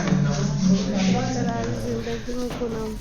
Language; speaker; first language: Persian; non-native, learner; Urdu